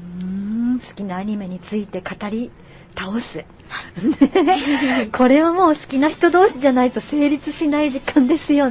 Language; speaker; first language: Japanese; native; Japanese